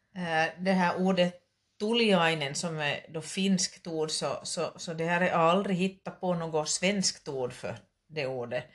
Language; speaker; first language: Swedish; native; Swedish